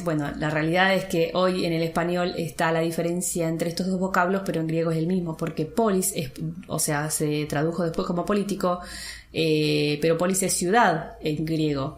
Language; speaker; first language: Spanish; native; Spanish